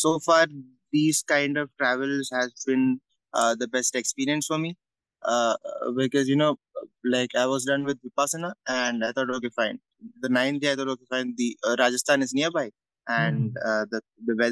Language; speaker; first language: English; non-native, local second language; Malayalam